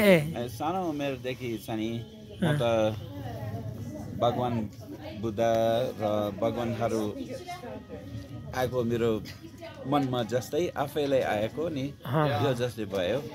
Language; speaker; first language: Nepali; non-native, fluent; English